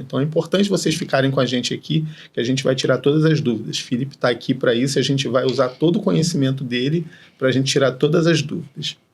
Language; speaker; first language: Portuguese; native; Portuguese